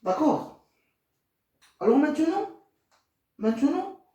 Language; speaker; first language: French; non-native, local second language; Arabic